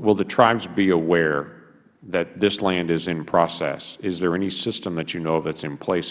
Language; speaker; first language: English; native; English